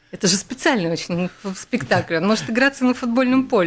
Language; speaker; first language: Russian; native; Russian